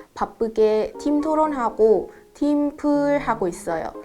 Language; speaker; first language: Korean; non-native, fluent; Vietnamese